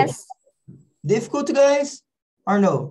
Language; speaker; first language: English; non-native, learner; Portuguese